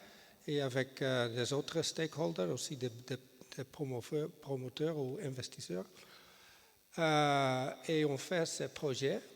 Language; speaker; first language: French; non-native, fluent; Dutch